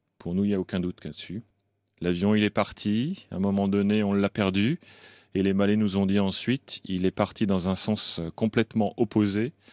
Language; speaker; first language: French; native; French